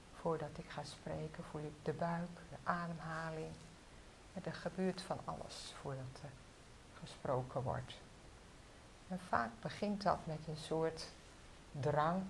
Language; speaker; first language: Dutch; native; Dutch